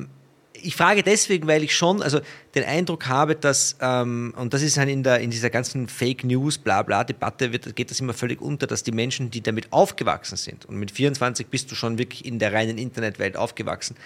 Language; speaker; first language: German; native; German